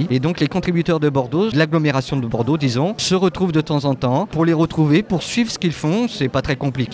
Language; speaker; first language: French; native; French